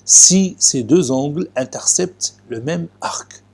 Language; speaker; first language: French; non-native, local second language; Arabic